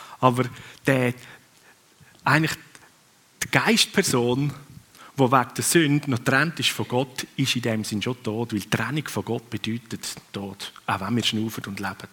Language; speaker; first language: German; non-native, fluent; Swiss German